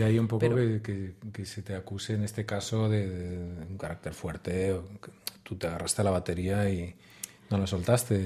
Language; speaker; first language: Spanish; native; Spanish